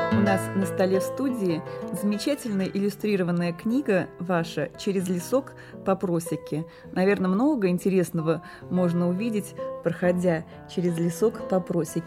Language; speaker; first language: Russian; native; Russian